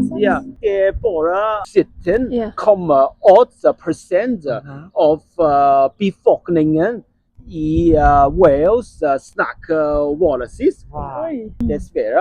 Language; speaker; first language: Norwegian; non-native, learner; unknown